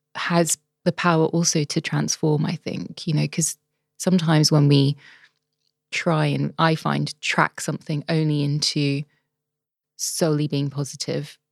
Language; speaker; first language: English; native; English